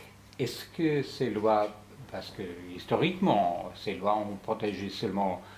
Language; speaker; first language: French; non-native, fluent; English